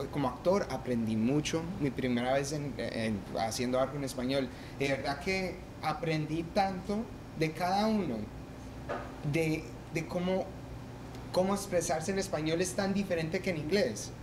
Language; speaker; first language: Spanish; early bilingual, heritage; Spanish